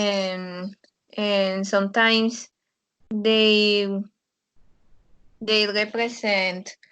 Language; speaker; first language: English; non-native, learner; Spanish